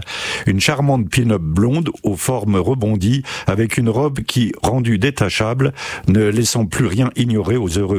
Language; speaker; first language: French; native; French